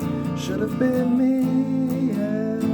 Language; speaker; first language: English; non-native, fluent; German